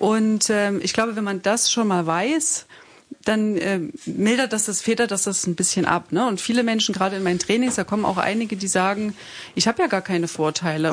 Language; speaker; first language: German; native; German